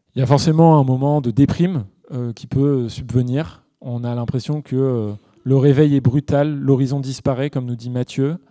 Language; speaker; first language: French; native; French